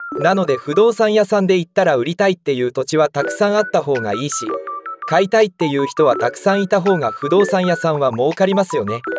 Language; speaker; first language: Japanese; native; Japanese